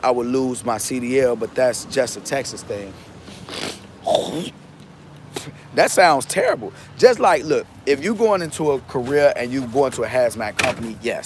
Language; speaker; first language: English; native; English